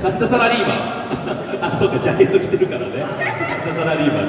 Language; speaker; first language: Japanese; native; Japanese